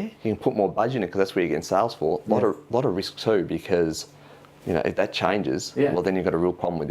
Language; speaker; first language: English; native; English